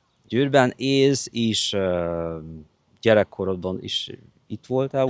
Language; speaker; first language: Hungarian; non-native, fluent; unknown